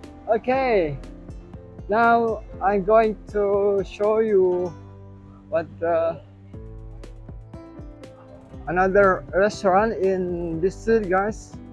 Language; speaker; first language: English; non-native, learner; Indonesian